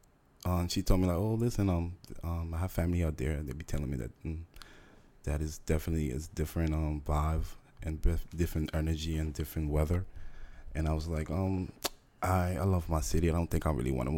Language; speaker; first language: English; native; English